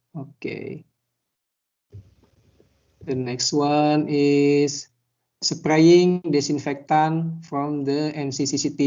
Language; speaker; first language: English; non-native, learner; Indonesian